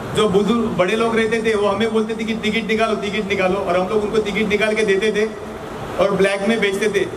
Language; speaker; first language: Hindi; non-native, local second language; Marathi